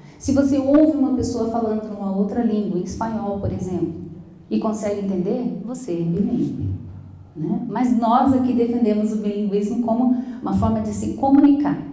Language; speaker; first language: Portuguese; native; Portuguese